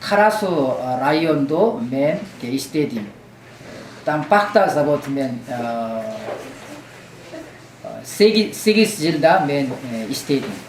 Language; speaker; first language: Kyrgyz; non-native, learner; Korean